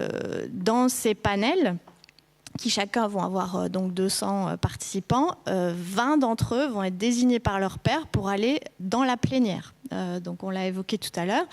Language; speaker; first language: French; native; French